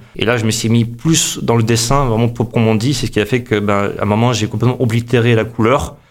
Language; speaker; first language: French; native; French